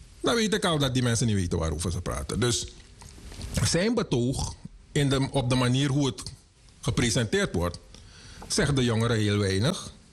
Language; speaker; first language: Dutch; native; Dutch